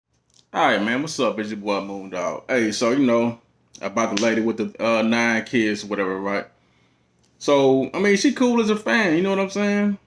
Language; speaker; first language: English; native; English